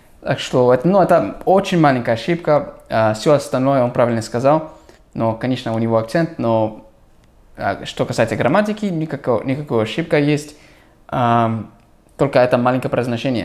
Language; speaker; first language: Russian; non-native, fluent; English